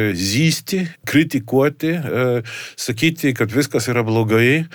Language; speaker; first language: Lithuanian; non-native, fluent; Estonian